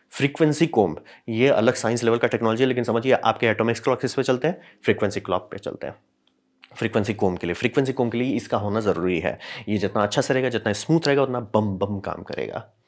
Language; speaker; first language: Hindi; native; Hindi